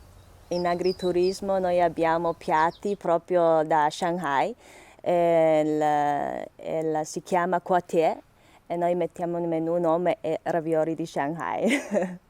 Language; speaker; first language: Italian; non-native, learner; Chinese